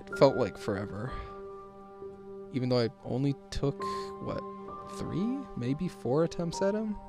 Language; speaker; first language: English; native; English